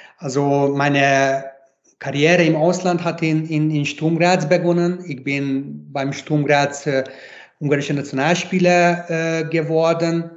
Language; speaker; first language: German; non-native, fluent; Hungarian